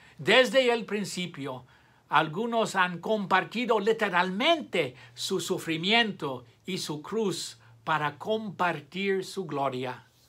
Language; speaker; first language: Spanish; non-native, fluent; English